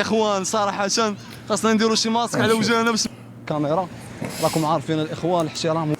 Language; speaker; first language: Arabic; native; Arabic